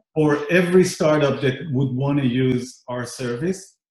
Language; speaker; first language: English; non-native, fluent; Hebrew